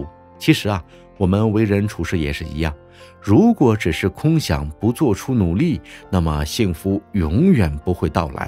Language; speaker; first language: Chinese; native; Chinese